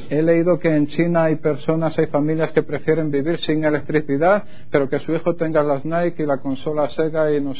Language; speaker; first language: Spanish; native; Spanish